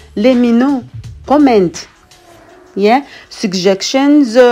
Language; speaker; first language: English; non-native, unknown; Lingala